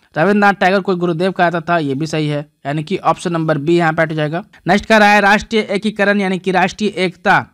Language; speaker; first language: Hindi; native; Hindi